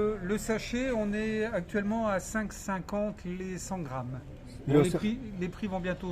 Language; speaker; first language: French; native; French